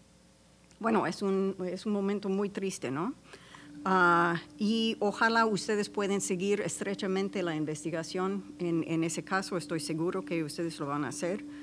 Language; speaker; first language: Spanish; non-native, fluent; English